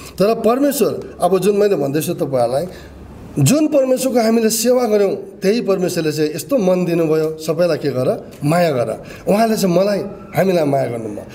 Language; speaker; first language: Nepali; non-native, local second language; Limbu